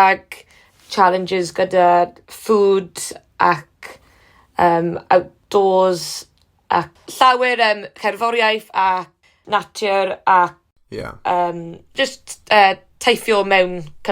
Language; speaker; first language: Welsh; non-native, learner; English